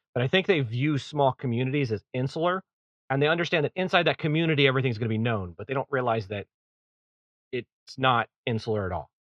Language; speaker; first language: English; native; English